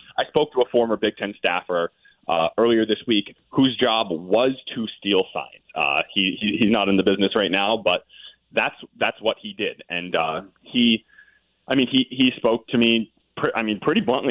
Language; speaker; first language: English; native; English